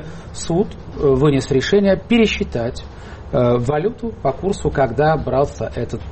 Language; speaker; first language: Russian; native; Russian